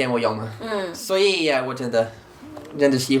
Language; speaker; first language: Chinese; non-native, learner; English